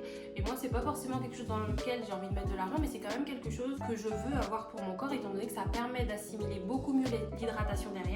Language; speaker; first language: French; native; French